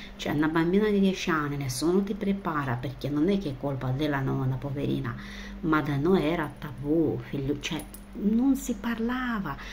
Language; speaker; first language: Italian; non-native, fluent; Romanian